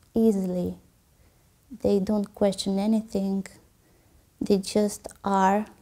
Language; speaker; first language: English; non-native, fluent; Romanian